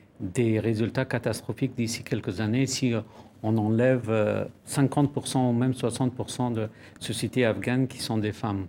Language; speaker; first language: French; non-native, fluent; Persian